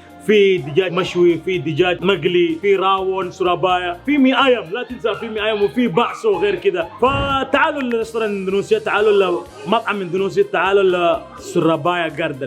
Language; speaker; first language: Arabic; native; Arabic